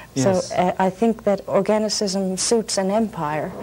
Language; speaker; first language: English; native; English